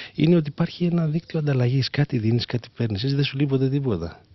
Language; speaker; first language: Greek; native; Greek